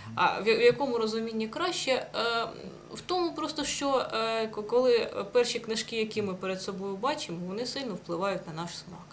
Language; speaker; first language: Ukrainian; native; Ukrainian